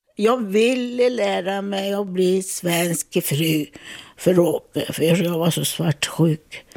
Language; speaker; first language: Swedish; non-native, fluent; Italian